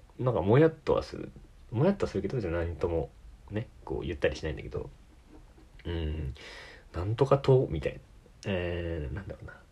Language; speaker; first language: Japanese; native; Japanese